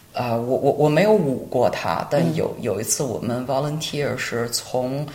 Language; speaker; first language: Chinese; native; Chinese